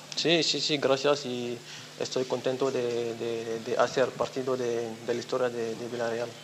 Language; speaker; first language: Spanish; non-native, learner; French